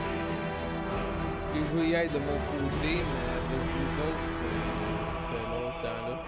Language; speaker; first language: French; native; French